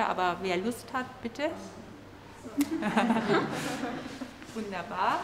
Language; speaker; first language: German; native; German